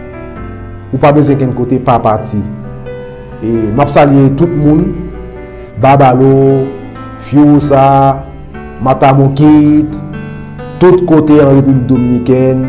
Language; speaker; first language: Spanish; non-native, learner; Haitian Creole